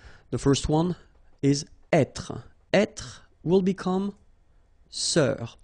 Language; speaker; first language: French; native; French